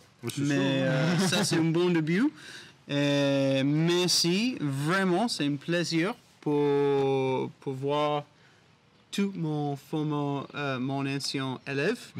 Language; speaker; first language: French; non-native, learner; English